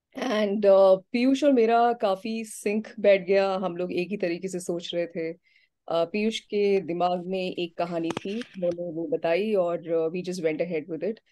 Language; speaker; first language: Hindi; native; Hindi